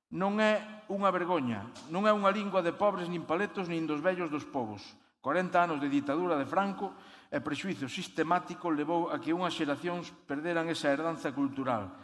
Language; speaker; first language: Galician; native; Galician